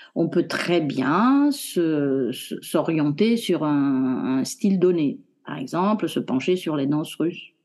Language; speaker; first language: French; non-native, fluent; Romanian